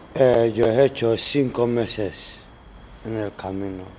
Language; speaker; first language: Spanish; non-native, learner; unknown